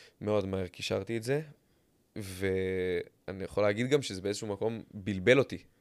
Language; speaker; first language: Hebrew; native; Hebrew